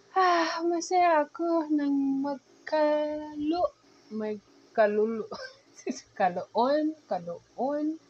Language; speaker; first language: English; non-native, local second language; Nyankole